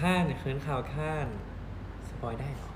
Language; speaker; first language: Chinese; non-native, learner; Thai